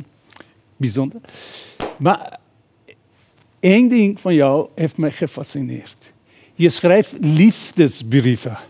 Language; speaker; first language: Dutch; non-native, fluent; Persian